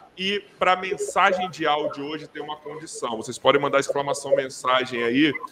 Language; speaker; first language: Portuguese; native; Portuguese